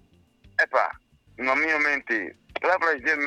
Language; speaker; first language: Portuguese; non-native, local second language; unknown